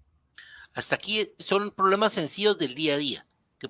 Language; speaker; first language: Spanish; native; Spanish